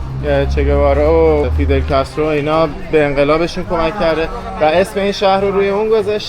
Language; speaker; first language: Persian; native; Persian